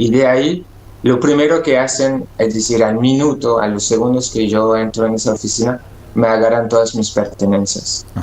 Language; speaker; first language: Spanish; early bilingual, other home language; French